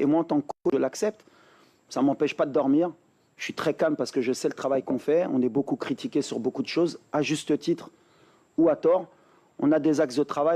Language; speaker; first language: French; native; French